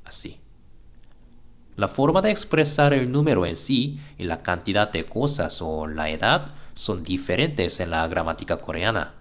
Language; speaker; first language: Spanish; non-native, fluent; Korean